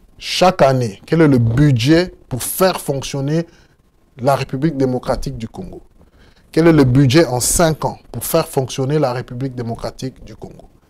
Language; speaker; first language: French; non-native, local second language; Lingala